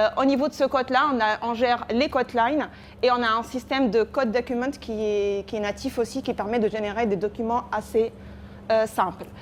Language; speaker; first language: French; non-native, local second language; Arabic